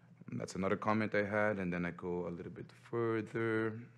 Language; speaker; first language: English; native; English